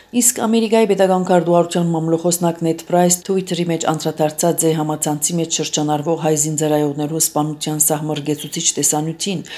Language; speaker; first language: Armenian; native; Armenian